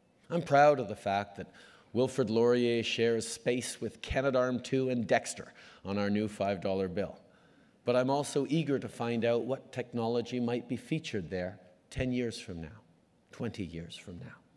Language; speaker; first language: English; native; English